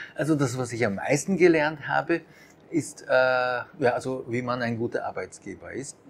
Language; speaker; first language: German; early bilingual, other home language; Japanese